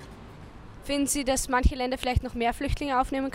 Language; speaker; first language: German; native; German